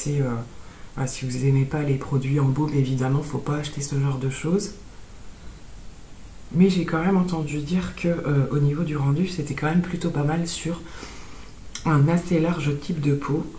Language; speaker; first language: French; native; French